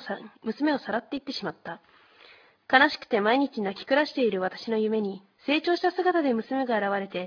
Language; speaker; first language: Japanese; native; Japanese